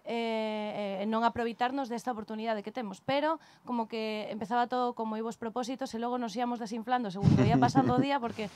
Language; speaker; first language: Spanish; native; Spanish